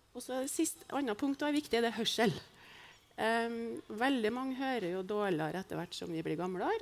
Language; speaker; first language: Norwegian; native; Norwegian